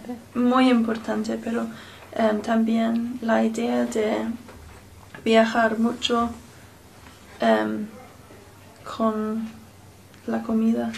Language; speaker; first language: Spanish; non-native, learner; English